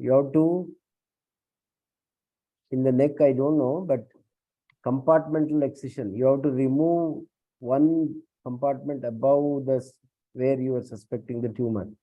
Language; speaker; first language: English; non-native, local second language; Kannada